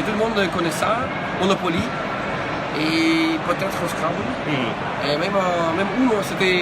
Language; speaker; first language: French; non-native, learner; Russian